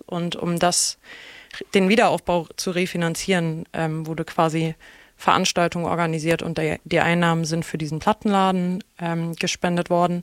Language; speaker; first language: German; native; German